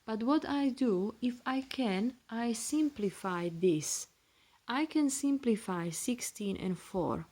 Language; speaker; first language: English; non-native, fluent; Slovak